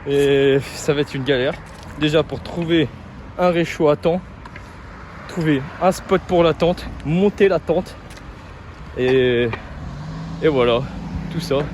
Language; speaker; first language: French; native; French